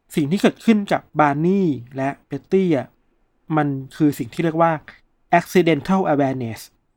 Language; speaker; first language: Thai; native; Thai